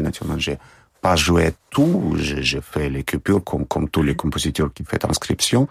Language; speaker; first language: French; non-native, fluent; Russian